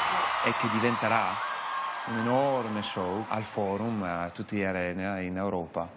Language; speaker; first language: Italian; non-native, fluent; English